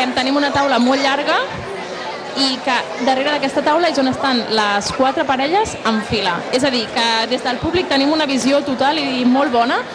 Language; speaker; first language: Catalan; native; Catalan